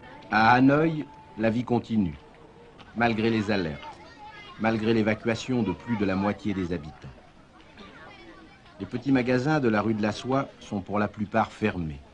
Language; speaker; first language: French; native; French